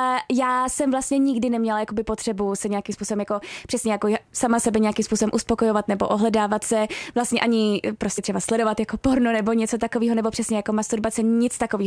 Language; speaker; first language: Czech; native; Czech